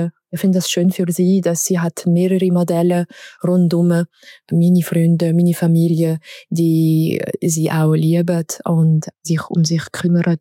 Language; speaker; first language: German; non-native, local second language; French